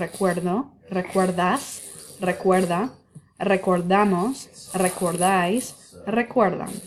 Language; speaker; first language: Spanish; non-native, fluent; English